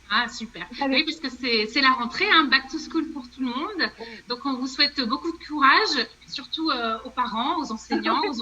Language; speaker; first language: French; native; French